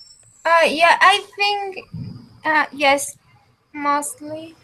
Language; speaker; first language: English; non-native, learner; Spanish